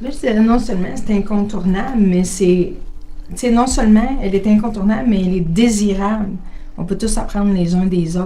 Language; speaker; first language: French; native; French